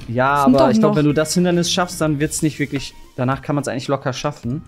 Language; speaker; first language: German; native; German